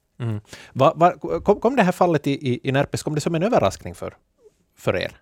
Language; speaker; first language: Swedish; native; Swedish